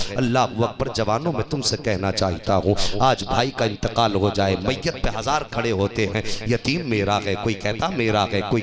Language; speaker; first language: Urdu; native; Urdu